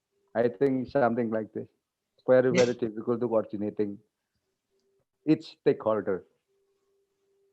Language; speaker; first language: English; non-native, learner; Indonesian